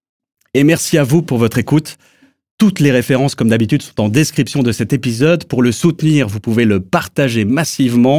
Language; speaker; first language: French; native; French